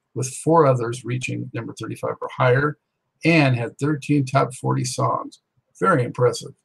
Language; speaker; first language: English; native; English